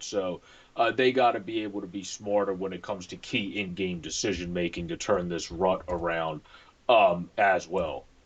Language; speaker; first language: English; native; English